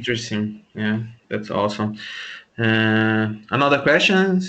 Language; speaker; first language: English; non-native, learner; Portuguese